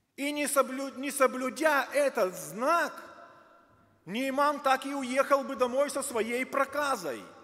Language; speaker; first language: Russian; native; Russian